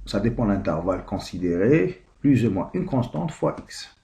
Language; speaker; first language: French; non-native, local second language; Arabic